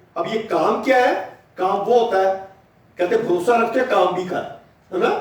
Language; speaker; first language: Hindi; non-native, local second language; Punjabi